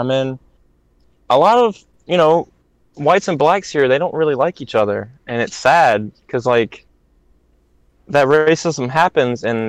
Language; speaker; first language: English; native; English